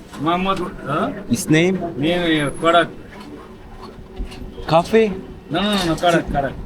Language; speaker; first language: English; non-native, learner; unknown